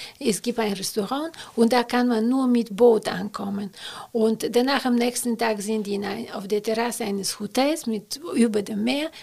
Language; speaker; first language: German; non-native, fluent; Bulgarian